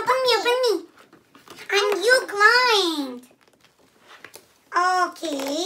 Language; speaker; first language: English; non-native, learner; Russian